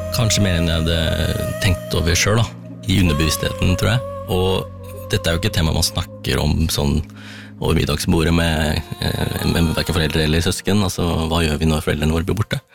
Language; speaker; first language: Norwegian; early bilingual, other home language; Tamil